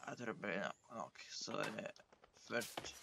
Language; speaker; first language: Norwegian; early bilingual, other home language; Polish